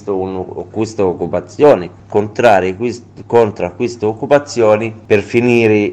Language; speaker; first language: Italian; non-native, learner; Arabic